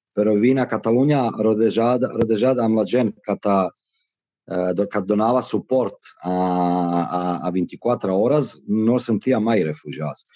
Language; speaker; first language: Catalan; non-native, fluent; Bosnian